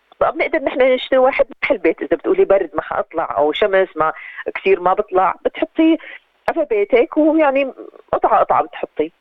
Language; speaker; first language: Arabic; native; Arabic